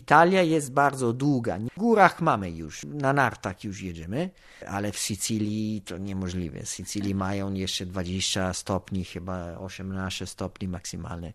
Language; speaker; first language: Polish; non-native, learner; Italian